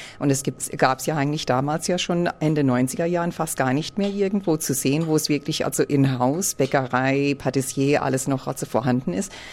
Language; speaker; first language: German; early bilingual, heritage; English